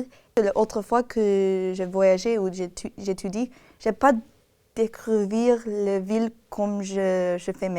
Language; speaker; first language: French; non-native, learner; English